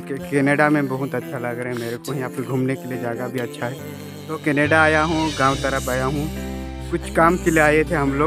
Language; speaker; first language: Hindi; non-native, local second language; Sadri